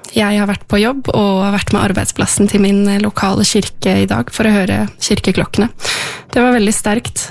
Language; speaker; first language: Norwegian; native; Norwegian